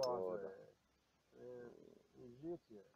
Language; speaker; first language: Polish; non-native, learner; Croatian